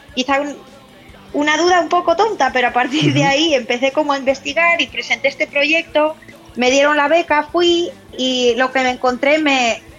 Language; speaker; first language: Spanish; native; Spanish